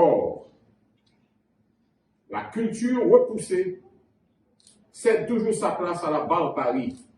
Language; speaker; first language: French; non-native, local second language; Haitian Creole